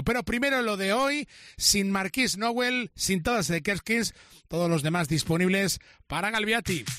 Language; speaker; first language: Spanish; native; Spanish